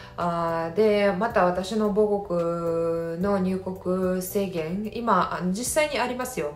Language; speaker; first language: Japanese; non-native, fluent; Russian